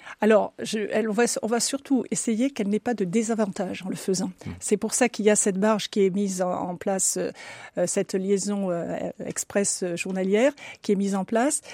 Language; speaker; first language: French; native; French